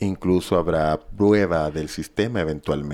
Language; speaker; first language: Spanish; native; Spanish